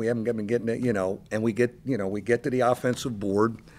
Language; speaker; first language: English; native; English